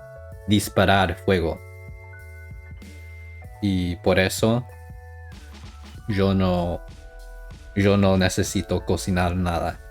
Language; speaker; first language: Spanish; non-native, learner; English